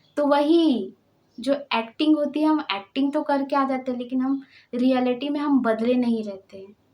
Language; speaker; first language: Hindi; non-native, local second language; Marathi